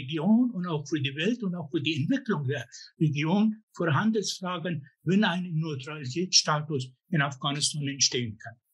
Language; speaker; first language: German; non-native, fluent; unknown